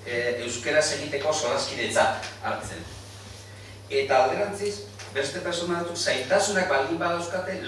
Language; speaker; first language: Basque; non-native, fluent; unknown